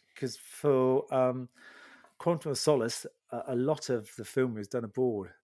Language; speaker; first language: English; native; English